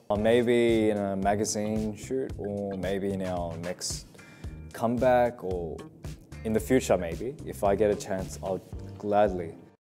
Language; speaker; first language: English; native; English